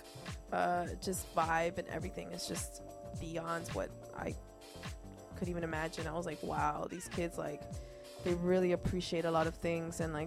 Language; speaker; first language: English; early bilingual, other home language; Spanish